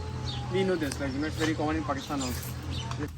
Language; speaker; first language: English; non-native, local second language; Urdu